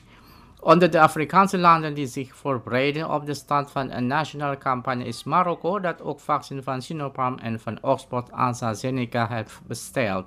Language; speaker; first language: Dutch; non-native, fluent; Indonesian